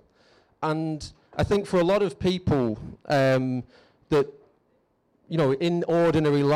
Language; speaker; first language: English; native; English